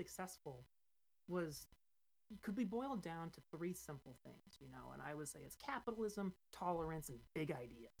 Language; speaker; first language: English; native; English